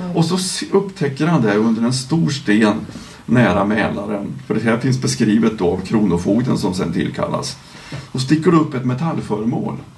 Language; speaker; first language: Swedish; native; Swedish